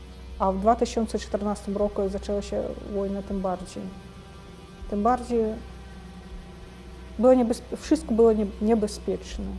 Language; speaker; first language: Polish; non-native, fluent; Russian